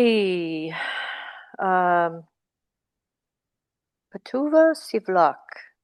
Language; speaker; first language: Bulgarian; non-native, learner; English